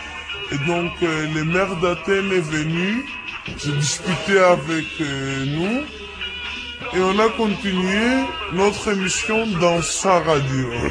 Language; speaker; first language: French; non-native, fluent; Greek